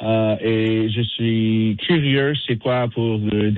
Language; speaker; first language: French; non-native, fluent; English